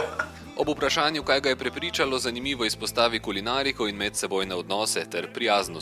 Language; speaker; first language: Slovenian; native; Slovenian